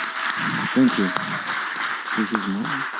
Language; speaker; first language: English; non-native, learner; Spanish